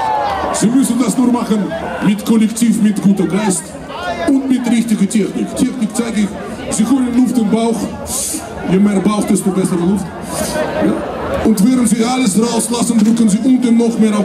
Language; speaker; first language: German; non-native, fluent; Russian